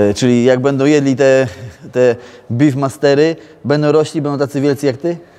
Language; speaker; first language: Polish; native; Polish